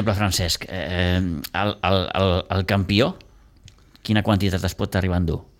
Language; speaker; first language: Catalan; native; Catalan